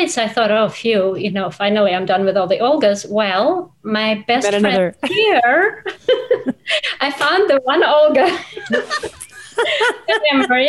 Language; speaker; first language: English; non-native, fluent; Russian